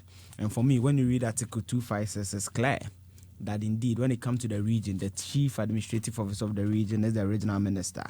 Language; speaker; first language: English; non-native, local second language; Akan